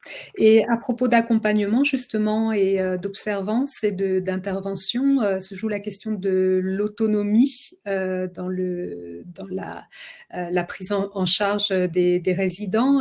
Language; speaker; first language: French; native; French